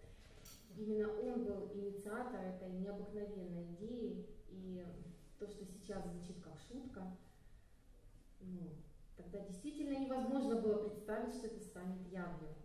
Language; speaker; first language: Russian; native; Russian